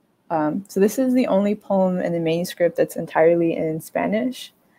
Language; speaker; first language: English; native; English